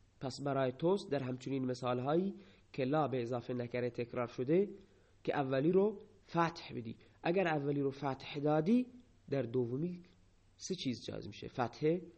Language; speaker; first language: Persian; non-native, local second language; Baluchi